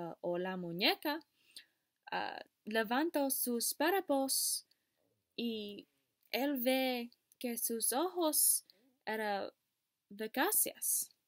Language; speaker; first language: Spanish; non-native, learner; English